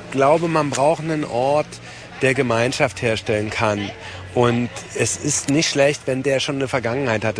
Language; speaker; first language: German; native; German